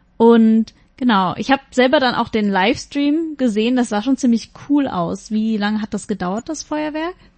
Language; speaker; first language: German; native; German